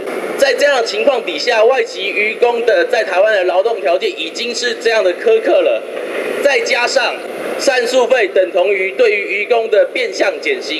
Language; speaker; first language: Chinese; native; Chinese